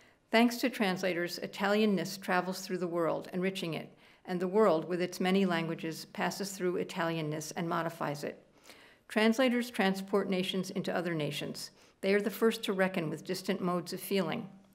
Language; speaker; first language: English; native; English